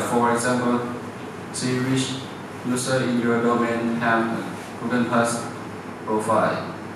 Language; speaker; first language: English; non-native, learner; Thai